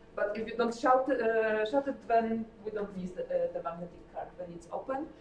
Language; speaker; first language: English; non-native, fluent; Polish